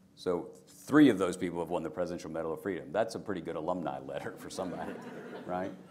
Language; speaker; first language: English; native; English